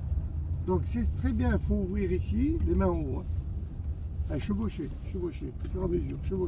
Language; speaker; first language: French; native; French